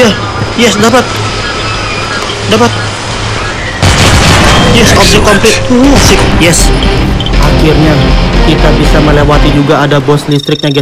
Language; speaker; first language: Indonesian; native; Indonesian